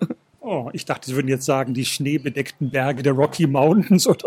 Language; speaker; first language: German; native; German